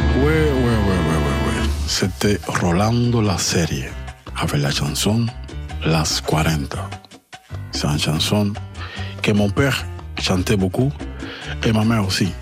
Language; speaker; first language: French; non-native, learner; Spanish